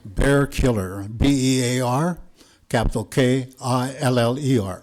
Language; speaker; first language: English; early bilingual, other home language; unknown